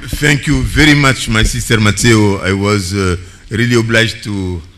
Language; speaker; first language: English; non-native, fluent; Bambara